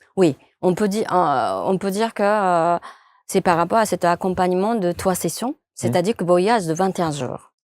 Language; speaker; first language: French; non-native, fluent; Japanese